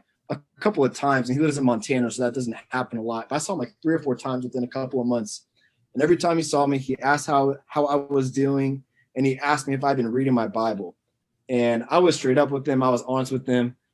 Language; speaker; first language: English; native; English